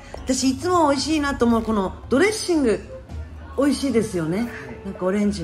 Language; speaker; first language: Japanese; native; Japanese